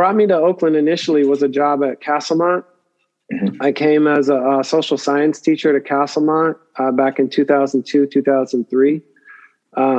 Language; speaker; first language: English; native; English